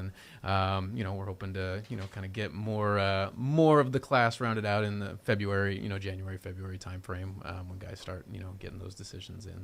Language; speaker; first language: English; native; English